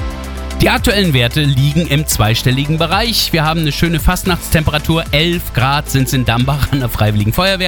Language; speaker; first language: German; native; German